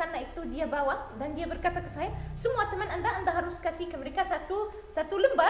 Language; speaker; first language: Indonesian; non-native, learner; Arabic